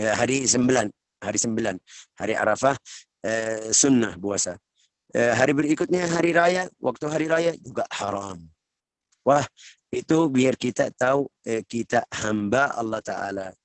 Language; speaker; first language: Indonesian; non-native, learner; Arabic